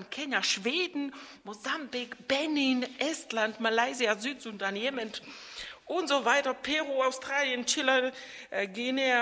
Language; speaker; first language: German; non-native, fluent; Czech